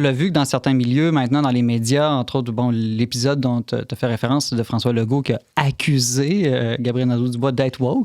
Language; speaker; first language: French; native; French